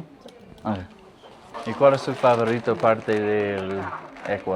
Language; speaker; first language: Spanish; non-native, learner; English